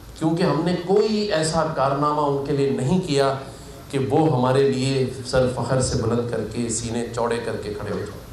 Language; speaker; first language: Urdu; native; Urdu